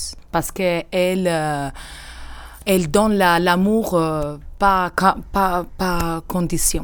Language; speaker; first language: French; non-native, learner; Albanian